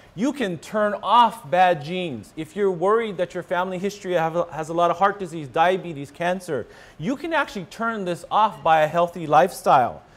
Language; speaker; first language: English; native; English